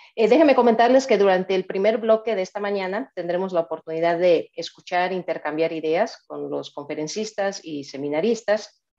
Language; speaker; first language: Spanish; native; Spanish